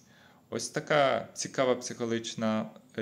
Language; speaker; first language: Ukrainian; non-native, local second language; Russian